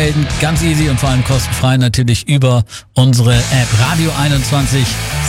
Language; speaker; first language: German; native; German